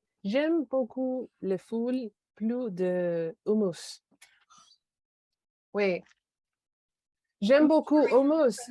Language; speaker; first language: French; non-native, learner; English